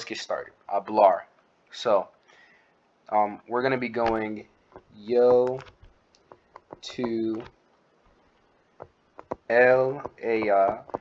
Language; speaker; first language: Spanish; non-native, learner; English